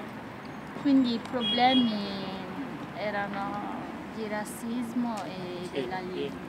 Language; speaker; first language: Italian; early bilingual, other home language; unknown